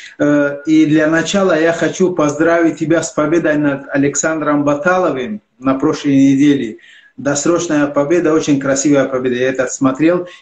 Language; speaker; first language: Russian; non-native, local second language; Tajik